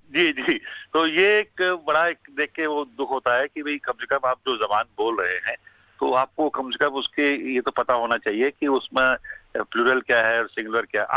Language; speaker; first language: Urdu; non-native, local second language; Punjabi